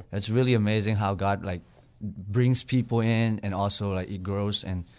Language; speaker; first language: English; non-native, fluent; Burmese